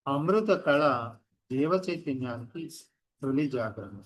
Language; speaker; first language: Hindi; non-native, local second language; Telugu